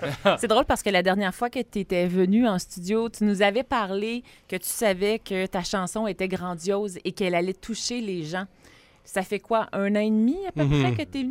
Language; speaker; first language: French; native; French